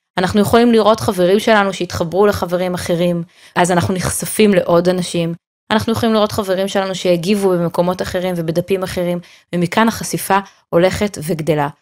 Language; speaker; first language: Hebrew; native; Hebrew